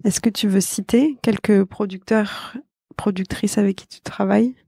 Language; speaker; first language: French; native; French